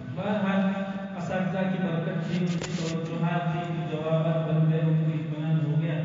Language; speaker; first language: Urdu; non-native, local second language; Gujarati